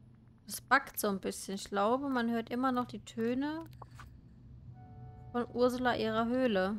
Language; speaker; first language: German; native; German